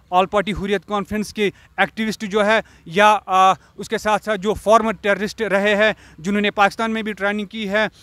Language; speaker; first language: Hindi; non-native, local second language; Kashmiri